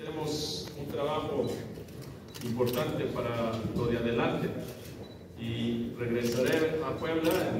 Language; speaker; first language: Spanish; early bilingual, heritage; English